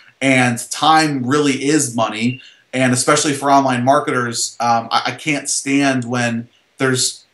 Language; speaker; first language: English; native; English